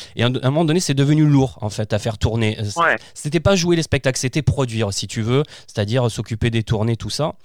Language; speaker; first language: French; native; French